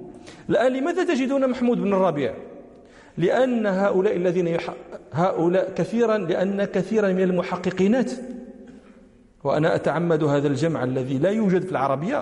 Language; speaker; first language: Arabic; native; Arabic